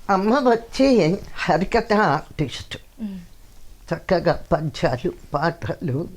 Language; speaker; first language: Telugu; non-native, local second language; Kannada